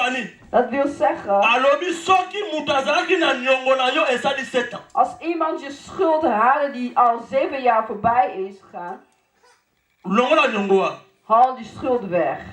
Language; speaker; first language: Dutch; non-native, learner; Lingala